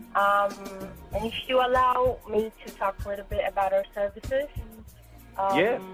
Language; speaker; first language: English; non-native, fluent; Portuguese